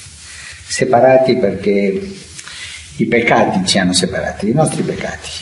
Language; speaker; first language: Italian; non-native, fluent; Spanish